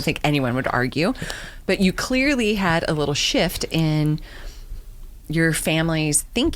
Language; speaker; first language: English; native; English